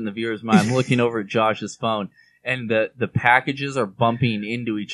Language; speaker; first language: English; native; English